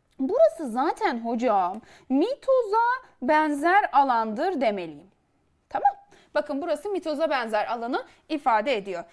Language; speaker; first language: Turkish; native; Turkish